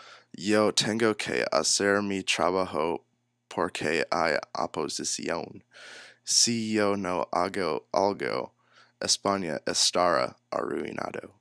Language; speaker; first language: Spanish; non-native, learner; English